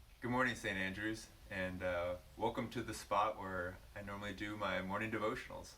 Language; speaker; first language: English; native; English